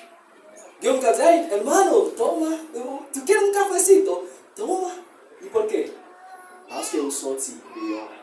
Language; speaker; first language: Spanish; non-native, learner; Haitian Creole